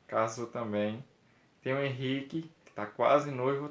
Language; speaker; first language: Portuguese; native; Portuguese